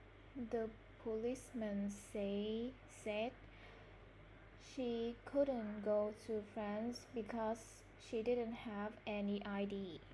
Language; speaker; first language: English; non-native, learner; Vietnamese